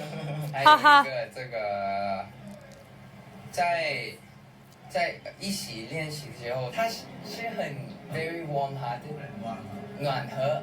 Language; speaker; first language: Chinese; non-native, learner; Thai